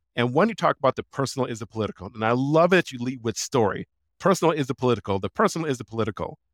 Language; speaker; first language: English; native; English